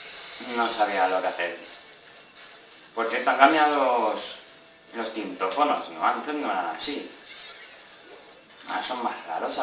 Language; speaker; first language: Spanish; native; Spanish